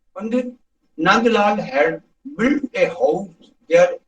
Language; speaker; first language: English; non-native, local second language; Punjabi